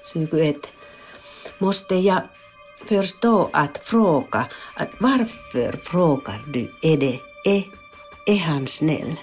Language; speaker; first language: Swedish; non-native, learner; Finnish